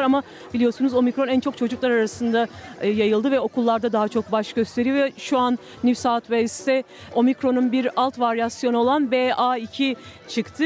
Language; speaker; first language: Turkish; native; Turkish